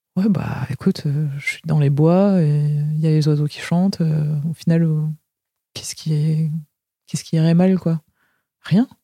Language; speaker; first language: French; native; French